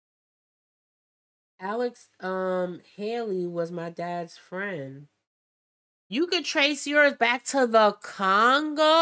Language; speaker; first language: English; native; English